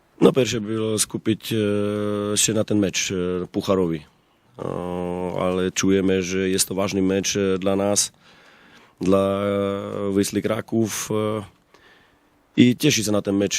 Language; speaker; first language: Polish; non-native, learner; Slovak